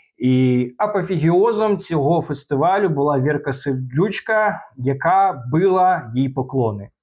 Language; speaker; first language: Ukrainian; non-native, local second language; Russian